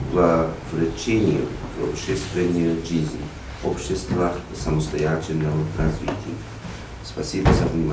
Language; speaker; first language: Russian; non-native, learner; Japanese